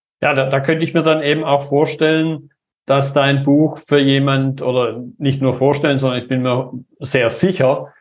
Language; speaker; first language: German; native; German